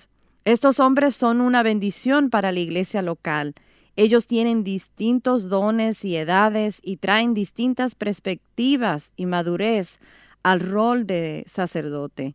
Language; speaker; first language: Spanish; native; Spanish